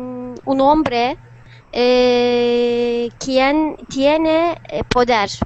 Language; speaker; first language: Spanish; non-native, learner; Turkish